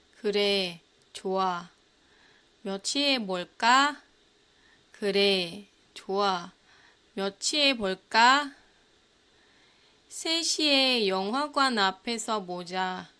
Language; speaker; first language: Korean; non-native, fluent; Thai